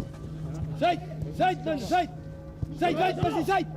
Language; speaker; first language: German; non-native, learner; Catalan